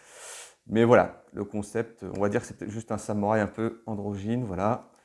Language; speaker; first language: French; native; French